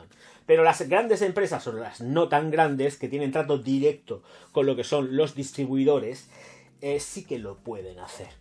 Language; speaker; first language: Spanish; native; Spanish